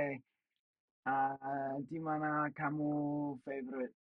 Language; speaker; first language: Indonesian; non-native, learner; English